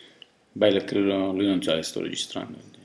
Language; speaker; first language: Italian; native; Italian